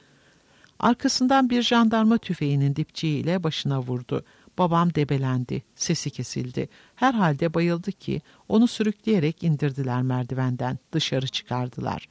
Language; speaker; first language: Turkish; native; Turkish